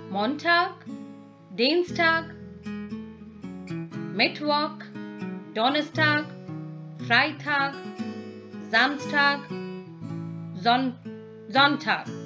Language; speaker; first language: German; non-native, fluent; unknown